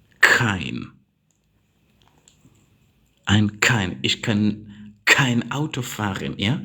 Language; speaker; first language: German; non-native, learner; English